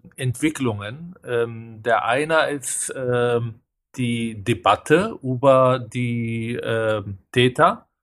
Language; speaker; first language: German; non-native, fluent; Hebrew